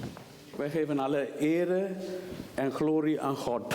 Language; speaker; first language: Dutch; non-native, fluent; Tamil